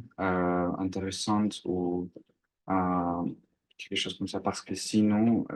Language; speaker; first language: French; non-native, learner; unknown